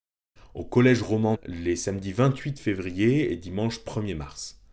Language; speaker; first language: French; native; French